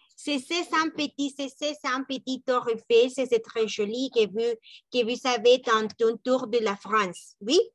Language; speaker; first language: French; non-native, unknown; Spanish